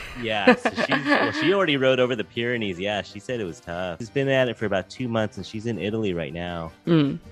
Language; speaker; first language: English; native; English